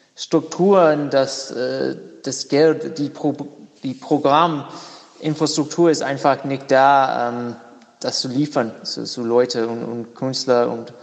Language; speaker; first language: German; non-native, learner; English